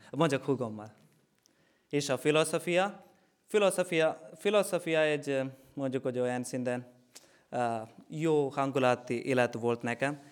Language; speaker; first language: Hungarian; non-native, learner; Malayalam